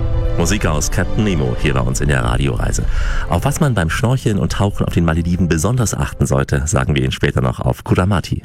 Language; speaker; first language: German; native; German